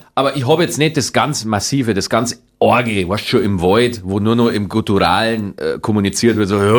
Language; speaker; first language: German; native; German